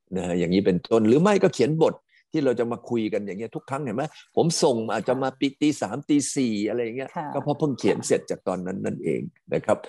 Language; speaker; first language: Thai; native; Thai